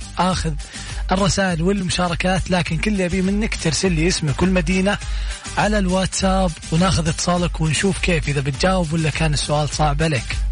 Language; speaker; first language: Arabic; native; Arabic